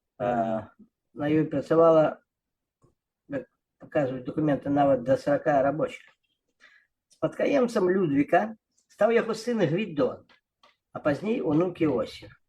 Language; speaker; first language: Belarusian; non-native, local second language; Russian